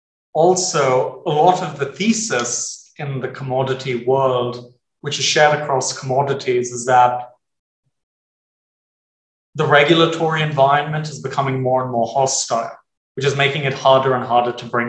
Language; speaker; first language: English; native; English